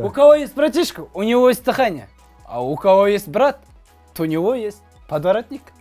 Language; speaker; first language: Russian; non-native, learner; Kazakh